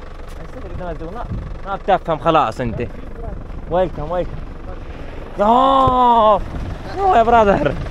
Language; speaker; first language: English; non-native, learner; Arabic